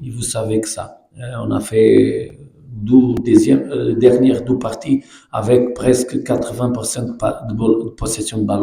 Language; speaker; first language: French; non-native, learner; Portuguese